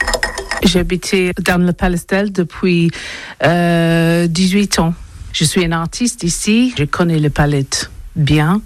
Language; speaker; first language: French; non-native, learner; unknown